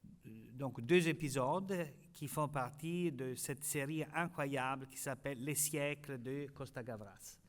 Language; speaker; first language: French; non-native, fluent; Italian